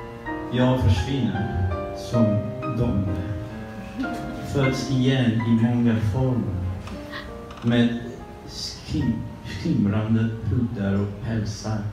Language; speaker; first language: Swedish; non-native, learner; French